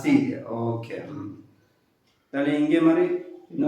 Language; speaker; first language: Kannada; non-native, learner; Tibetan